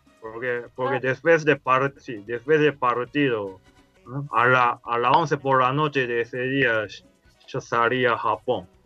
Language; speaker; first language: Spanish; non-native, learner; Japanese